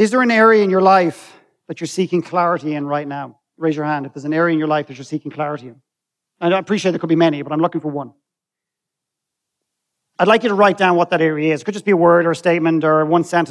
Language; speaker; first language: English; native; English